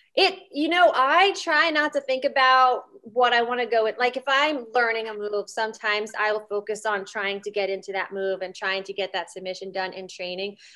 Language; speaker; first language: English; native; English